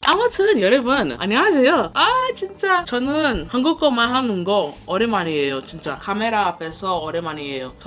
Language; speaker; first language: Korean; non-native, learner; English